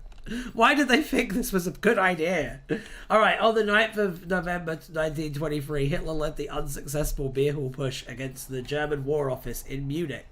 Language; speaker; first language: English; native; English